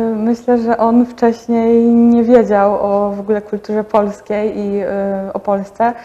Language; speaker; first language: Polish; native; Polish